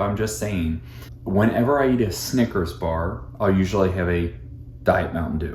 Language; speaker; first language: English; native; English